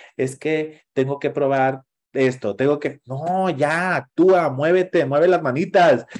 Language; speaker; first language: Spanish; native; Spanish